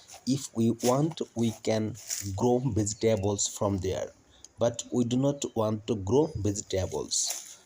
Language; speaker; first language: English; non-native, local second language; Bangla